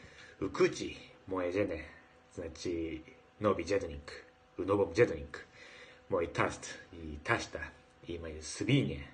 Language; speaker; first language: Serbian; non-native, learner; Japanese